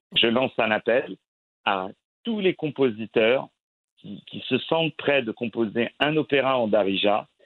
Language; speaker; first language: French; native; French